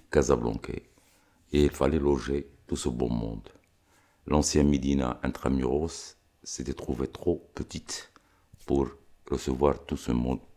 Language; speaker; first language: French; non-native, local second language; Arabic